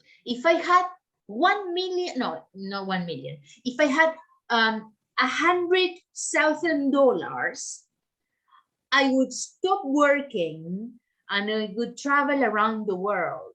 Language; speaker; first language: English; non-native, fluent; Spanish